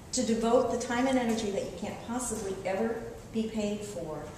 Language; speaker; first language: English; native; English